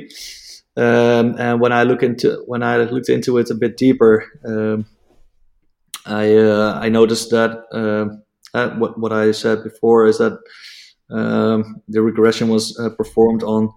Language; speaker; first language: English; non-native, fluent; Dutch